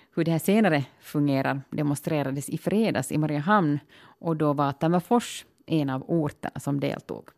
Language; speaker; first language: Swedish; native; Swedish